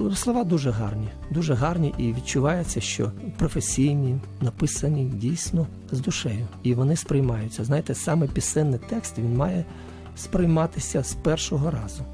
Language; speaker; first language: Ukrainian; native; Ukrainian